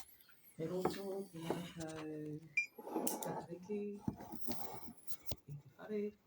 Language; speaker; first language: Māori; non-native, learner; English